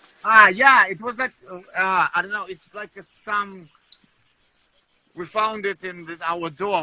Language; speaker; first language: English; non-native, fluent; Russian